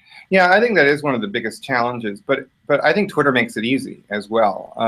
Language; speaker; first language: English; native; English